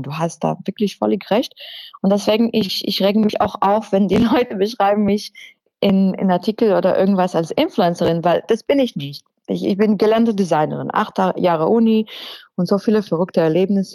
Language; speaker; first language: German; non-native, fluent; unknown